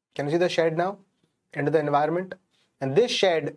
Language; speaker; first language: English; non-native, local second language; Hindi